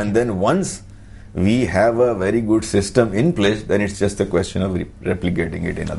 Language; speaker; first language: English; non-native, local second language; Urdu